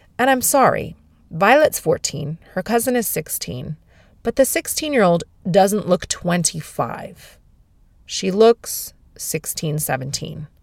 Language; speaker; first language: English; native; English